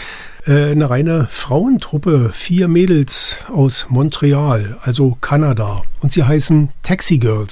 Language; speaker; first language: German; native; German